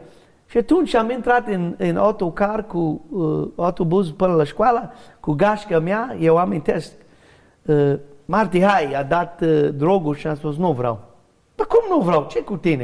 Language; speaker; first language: Romanian; non-native, learner; English